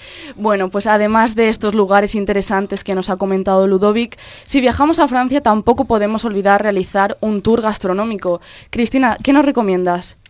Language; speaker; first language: Spanish; native; Spanish